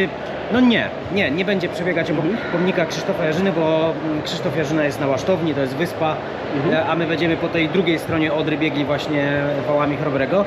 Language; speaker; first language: Polish; native; Polish